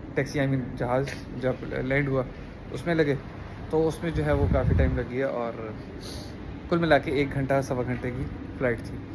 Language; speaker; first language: Hindi; native; Hindi